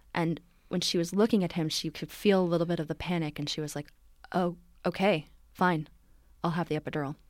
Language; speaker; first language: English; native; English